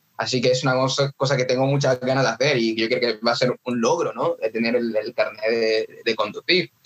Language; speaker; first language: Spanish; early bilingual, other home language; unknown